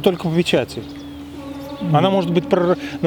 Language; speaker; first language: Russian; native; Russian